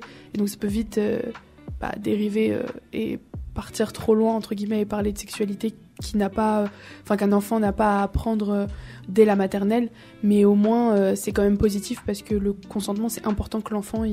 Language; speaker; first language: French; native; French